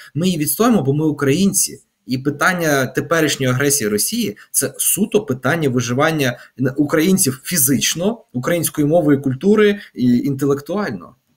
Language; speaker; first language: Ukrainian; native; Ukrainian